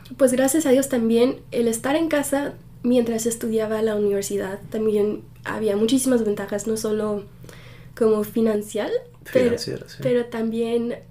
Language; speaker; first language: Spanish; early bilingual, heritage; Spanish